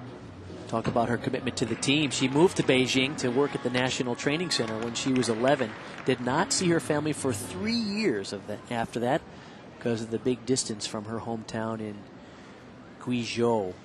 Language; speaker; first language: English; native; English